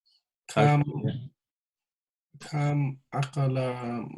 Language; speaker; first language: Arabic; non-native, learner; English